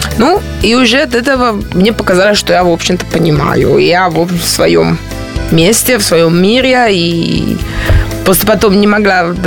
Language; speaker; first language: Russian; non-native, fluent; Italian